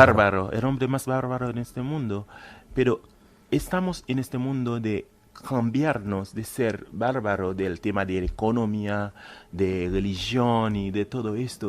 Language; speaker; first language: Spanish; non-native, fluent; Haitian Creole